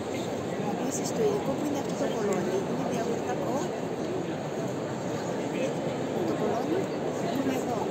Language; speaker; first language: Greek; non-native, fluent; Japanese